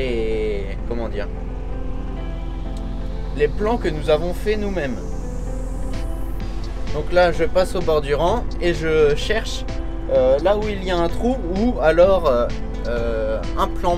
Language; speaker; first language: French; native; French